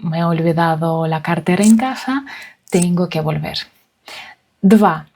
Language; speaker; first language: Spanish; non-native, fluent; Russian